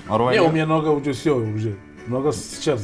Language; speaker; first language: Russian; non-native, learner; English